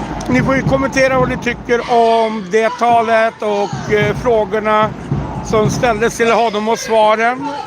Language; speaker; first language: Swedish; native; Swedish